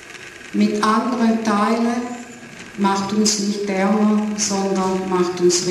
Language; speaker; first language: German; non-native, fluent; Serbian